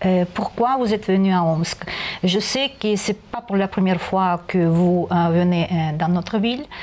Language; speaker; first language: French; non-native, learner; Russian